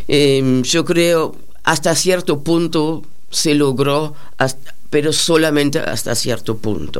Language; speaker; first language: Spanish; non-native, fluent; German